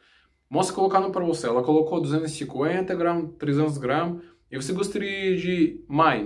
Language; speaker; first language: Portuguese; non-native, learner; Russian